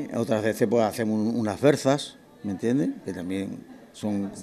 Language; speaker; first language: Spanish; native; Spanish